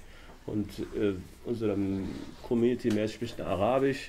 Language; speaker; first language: German; non-native, learner; Arabic